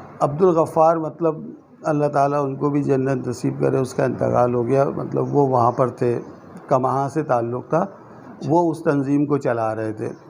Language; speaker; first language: Urdu; non-native, local second language; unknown